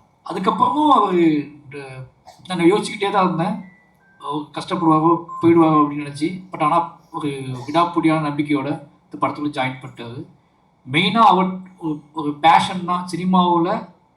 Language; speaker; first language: Tamil; native; Tamil